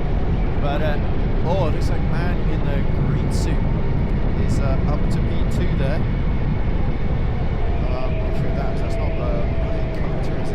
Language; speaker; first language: English; native; English